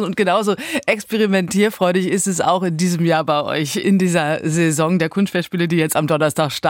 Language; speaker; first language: German; native; German